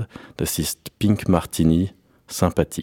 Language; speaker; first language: German; non-native, learner; French